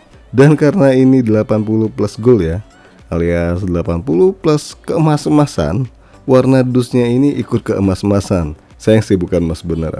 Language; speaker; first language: Indonesian; native; Indonesian